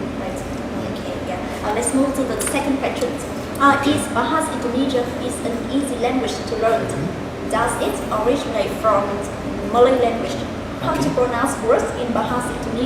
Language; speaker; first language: English; non-native, fluent; Vietnamese